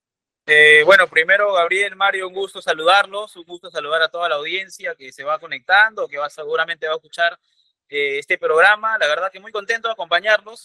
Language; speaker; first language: Spanish; native; Spanish